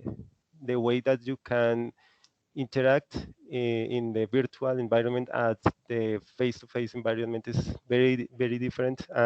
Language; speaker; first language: English; non-native, learner; Spanish